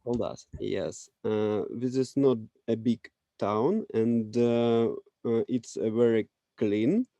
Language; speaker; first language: English; non-native, learner; Russian